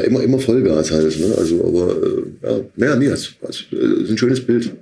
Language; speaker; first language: German; native; German